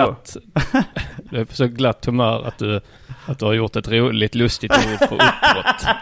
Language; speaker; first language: Swedish; native; Swedish